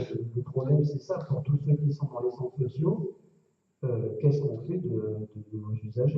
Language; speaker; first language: French; native; French